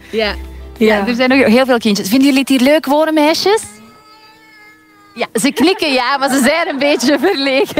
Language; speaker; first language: Dutch; native; Dutch